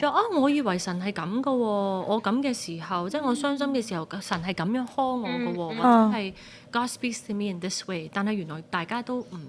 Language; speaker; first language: Cantonese; native; Cantonese